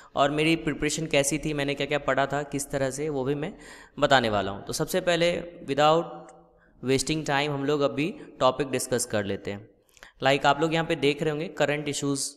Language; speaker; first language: Hindi; native; Hindi